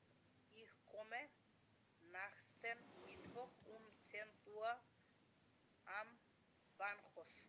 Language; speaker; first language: German; non-native, learner; Macedonian